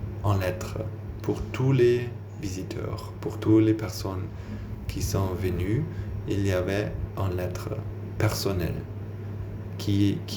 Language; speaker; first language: French; non-native, learner; German